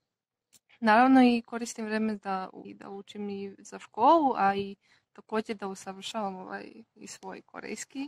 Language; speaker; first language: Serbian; non-native, local second language; Slovak